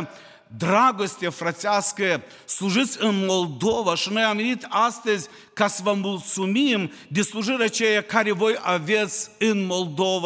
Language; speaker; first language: Romanian; non-native, local second language; Ukrainian